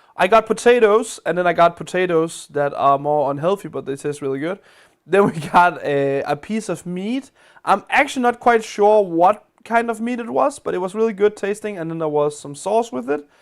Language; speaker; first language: English; non-native, fluent; Danish